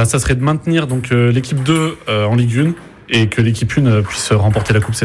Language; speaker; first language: French; native; French